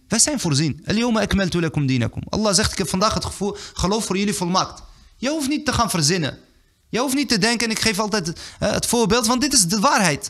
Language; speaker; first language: Dutch; early bilingual, other home language; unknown